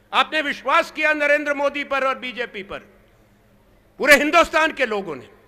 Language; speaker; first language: Hindi; native; Hindi